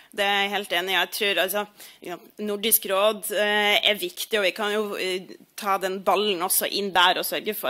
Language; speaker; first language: Norwegian; native; Norwegian